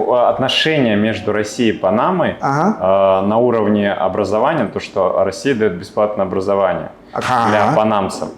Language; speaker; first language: Russian; native; Russian